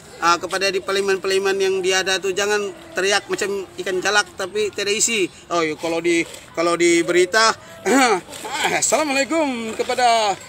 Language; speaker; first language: Malay; non-native, local second language; Central Dusun